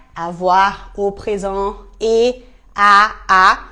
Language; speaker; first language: French; non-native, fluent; Portuguese